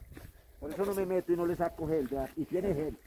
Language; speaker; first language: Spanish; native; Spanish